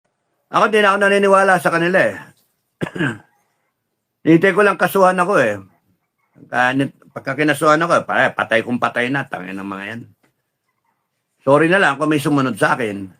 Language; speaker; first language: Filipino; native; Filipino